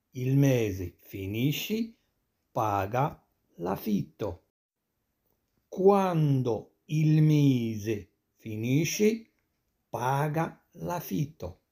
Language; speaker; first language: Italian; non-native, fluent; Arabic